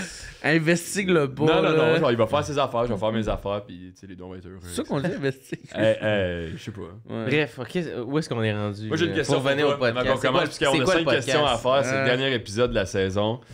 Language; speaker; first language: French; native; French